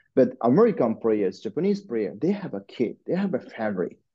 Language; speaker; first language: English; non-native, learner; Japanese